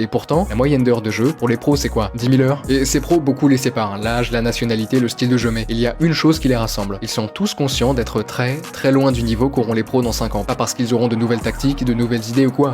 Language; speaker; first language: French; native; French